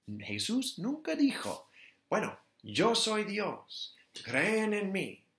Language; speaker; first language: Spanish; non-native, fluent; English